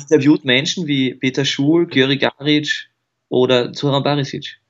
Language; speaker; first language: German; native; German